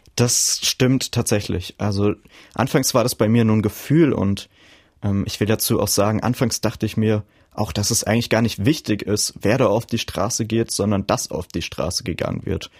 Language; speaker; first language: German; native; German